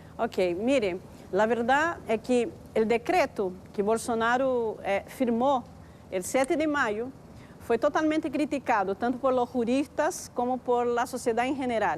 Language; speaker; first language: Spanish; non-native, fluent; Portuguese